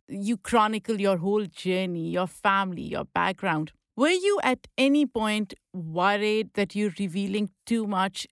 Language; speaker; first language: English; non-native, local second language; Pashto